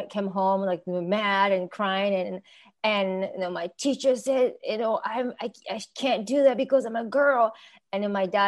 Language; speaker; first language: English; non-native, learner; Japanese